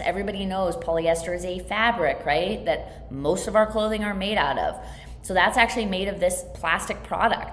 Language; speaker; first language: English; native; English